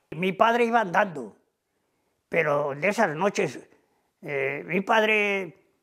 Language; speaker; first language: Spanish; native; Spanish